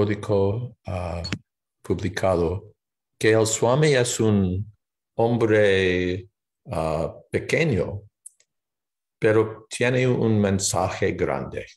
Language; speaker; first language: Spanish; non-native, fluent; English